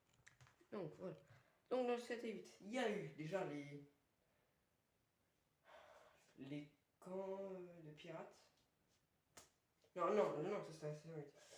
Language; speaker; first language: French; native; French